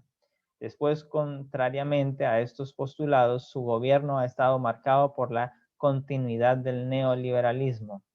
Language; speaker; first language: Spanish; native; Spanish